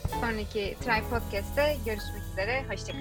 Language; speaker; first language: Turkish; native; Turkish